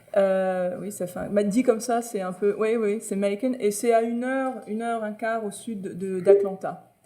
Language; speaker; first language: French; native; French